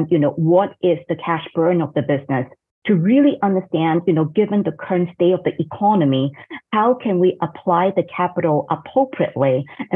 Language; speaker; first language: English; non-native, fluent; Cantonese